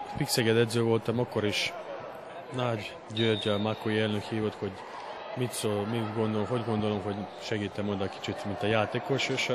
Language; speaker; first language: Hungarian; non-native, fluent; Serbian